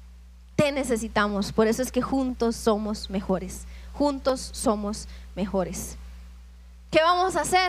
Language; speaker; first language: Spanish; native; Spanish